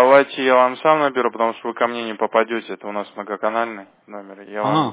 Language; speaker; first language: Russian; native; Russian